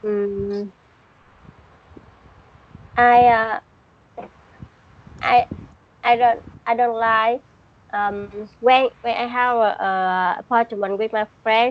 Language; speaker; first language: English; non-native, learner; Vietnamese